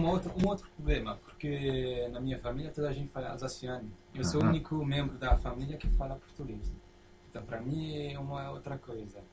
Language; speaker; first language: Portuguese; non-native, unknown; French